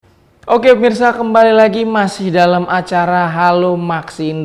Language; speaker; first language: Indonesian; native; Indonesian